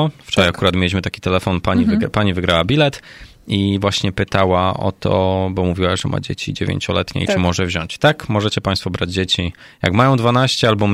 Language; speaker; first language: Polish; native; Polish